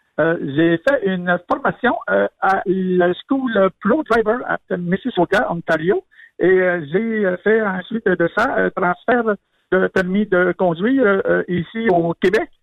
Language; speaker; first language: French; non-native, fluent; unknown